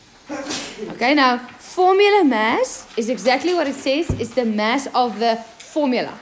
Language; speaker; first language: English; non-native, local second language; Afrikaans